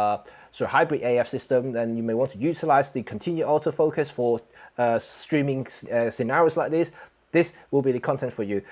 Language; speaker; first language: English; non-native, local second language; Cantonese